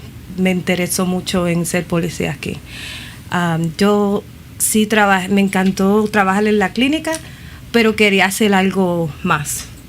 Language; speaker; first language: Spanish; early bilingual, other home language; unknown